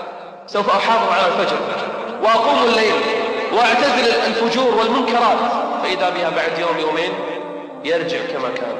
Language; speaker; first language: Arabic; native; Arabic